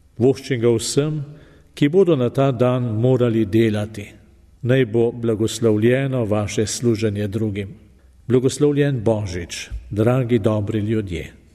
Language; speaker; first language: Slovenian; native; Slovenian